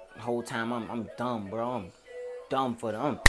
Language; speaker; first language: English; native; English